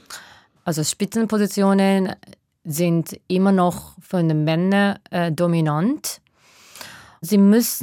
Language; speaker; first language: German; non-native, fluent; Japanese